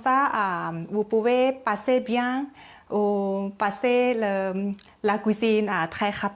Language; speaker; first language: French; non-native, learner; Thai